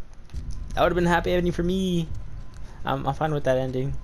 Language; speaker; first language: English; native; English